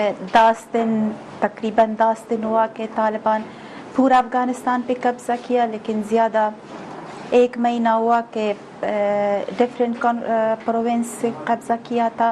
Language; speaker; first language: Hindi; non-native, learner; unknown